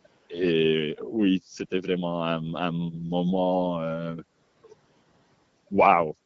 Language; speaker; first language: French; non-native, local second language; Dutch